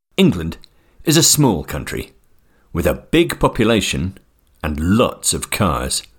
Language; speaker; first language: English; native; English